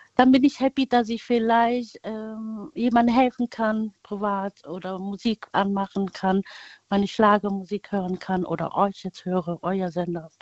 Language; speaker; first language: German; early bilingual, other home language; Vietnamese